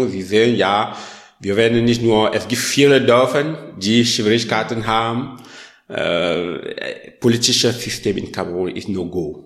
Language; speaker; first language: German; non-native, learner; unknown